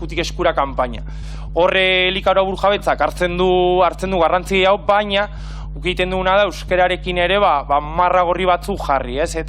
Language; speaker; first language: Basque; native; Basque